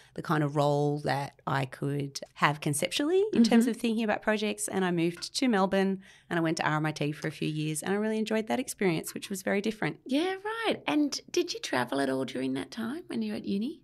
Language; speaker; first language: English; native; English